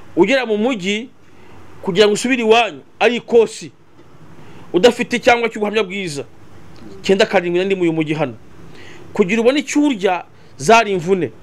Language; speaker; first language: Kinyarwanda; native; Kinyarwanda